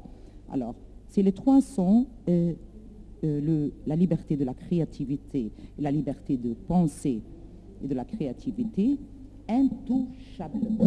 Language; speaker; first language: French; non-native, learner; Arabic